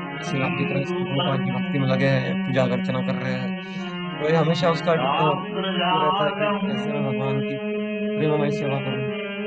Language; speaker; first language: Hindi; non-native, local second language; Marathi